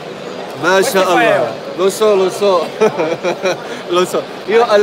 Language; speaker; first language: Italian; non-native, learner; Arabic